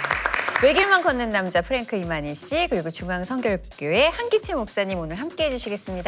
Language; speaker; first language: Korean; native; Korean